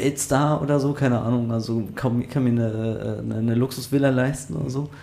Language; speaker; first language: German; native; German